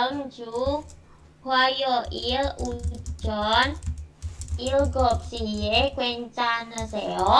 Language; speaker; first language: Korean; non-native, learner; Indonesian